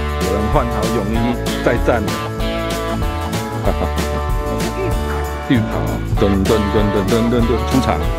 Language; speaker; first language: Chinese; native; Chinese